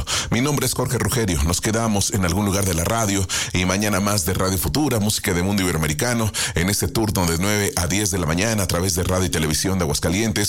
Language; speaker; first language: Spanish; native; Spanish